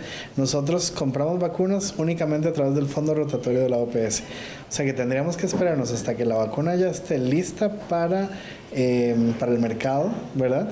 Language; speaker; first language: Spanish; native; Spanish